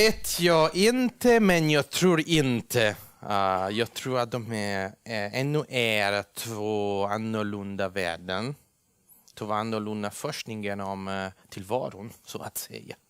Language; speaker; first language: Swedish; non-native, fluent; Italian